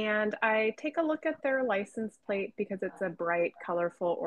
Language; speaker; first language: English; native; English